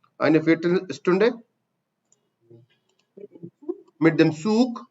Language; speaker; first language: German; non-native, fluent; Hindi